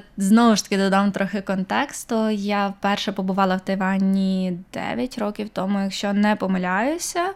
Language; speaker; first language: Ukrainian; native; Ukrainian